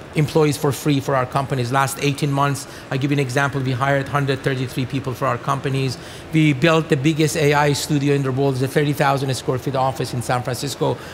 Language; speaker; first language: English; non-native, fluent; Persian